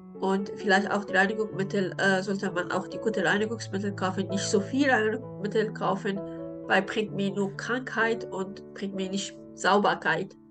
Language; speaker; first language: German; non-native, learner; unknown